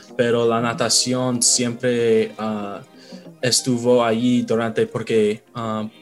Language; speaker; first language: Spanish; non-native, learner; English